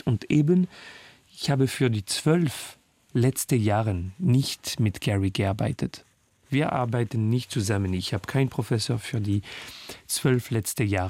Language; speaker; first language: German; non-native, learner; French